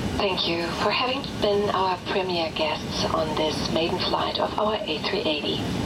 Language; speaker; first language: English; non-native, fluent; German